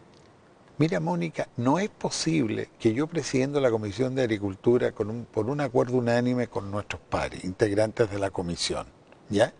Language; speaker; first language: Spanish; native; Spanish